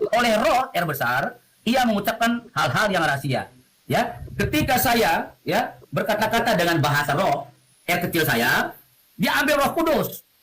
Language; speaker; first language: Indonesian; non-native, local second language; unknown